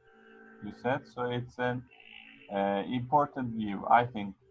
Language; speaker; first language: English; non-native, fluent; Arabic